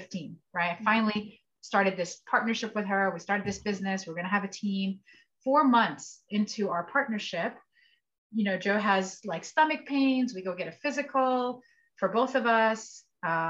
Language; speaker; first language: English; early bilingual, other home language; Arabic